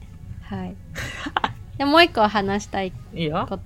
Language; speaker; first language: Japanese; non-native, fluent; Cantonese